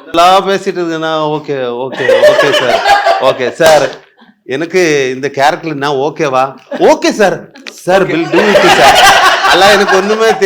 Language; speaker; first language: Tamil; non-native, learner; Malayalam